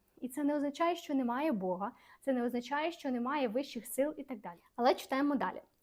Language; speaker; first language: Ukrainian; non-native, local second language; Russian